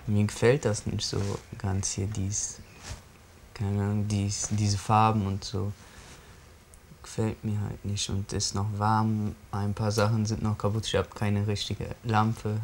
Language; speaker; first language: German; early bilingual, other home language; Turkish